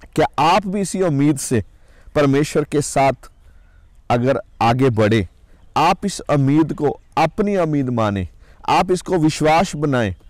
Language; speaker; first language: Hindi; non-native, local second language; Punjabi